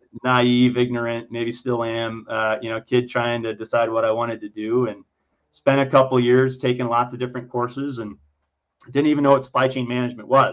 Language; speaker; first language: English; native; English